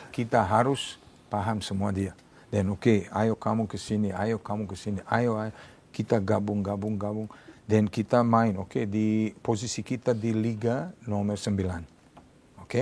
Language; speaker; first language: Indonesian; non-native, fluent; Serbian